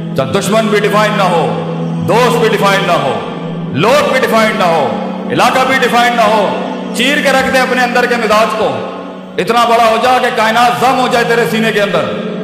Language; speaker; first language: Urdu; non-native, local second language; Punjabi